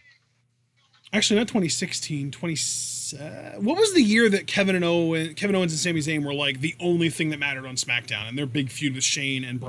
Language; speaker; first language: English; native; English